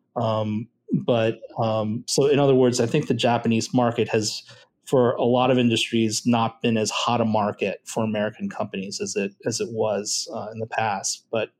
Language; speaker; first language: English; native; English